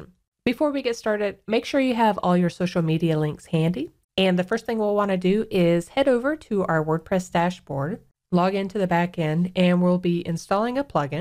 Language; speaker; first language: English; native; English